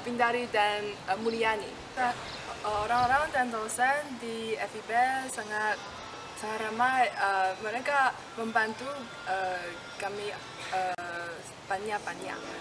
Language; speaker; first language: Indonesian; non-native, learner; Chinese